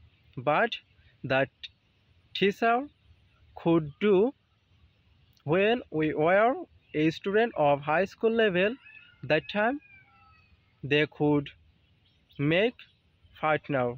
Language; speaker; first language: English; non-native, learner; Bangla